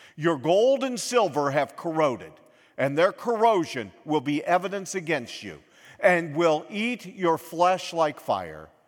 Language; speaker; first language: English; native; English